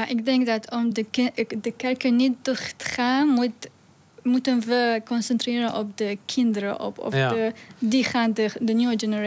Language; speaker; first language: Dutch; non-native, learner; Arabic